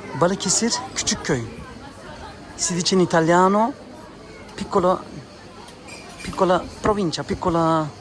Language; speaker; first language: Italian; non-native, learner; Turkish